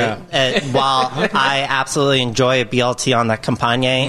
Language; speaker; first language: English; native; English